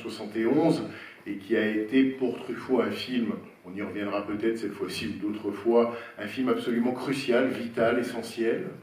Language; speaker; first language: French; native; French